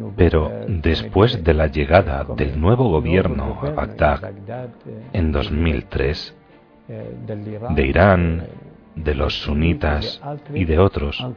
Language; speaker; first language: Spanish; non-native, fluent; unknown